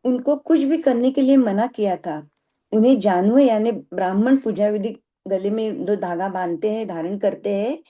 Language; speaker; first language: Hindi; non-native, local second language; Marathi